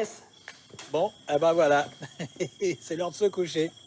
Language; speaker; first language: French; native; French